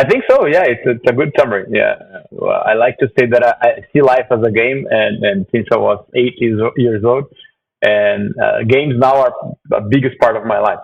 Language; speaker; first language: English; non-native, fluent; Portuguese